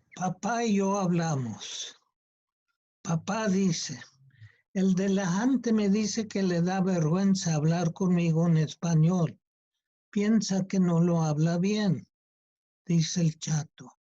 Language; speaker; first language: Spanish; early bilingual, other home language; English